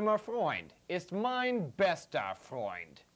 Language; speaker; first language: German; non-native, learner; English